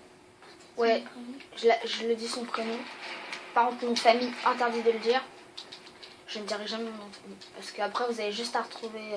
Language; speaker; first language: French; native; French